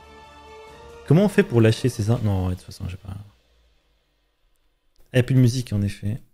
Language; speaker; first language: French; native; French